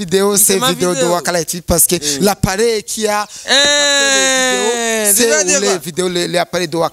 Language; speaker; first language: French; non-native, learner; Rundi